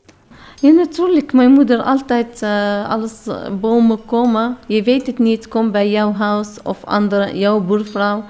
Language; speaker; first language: Dutch; non-native, learner; Arabic